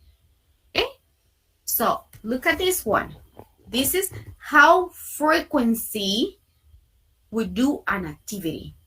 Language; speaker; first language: English; non-native, fluent; Spanish